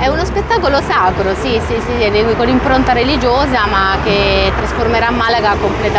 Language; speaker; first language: Italian; native; Italian